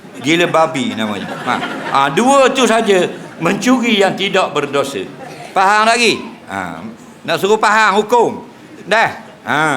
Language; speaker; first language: Malay; native; Malay